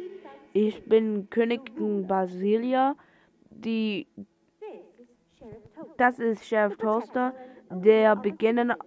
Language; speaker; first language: German; non-native, learner; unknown